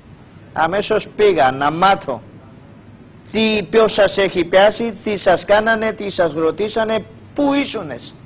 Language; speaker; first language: Greek; non-native, fluent; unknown